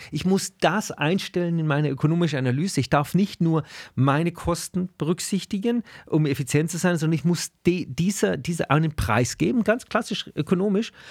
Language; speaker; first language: German; native; German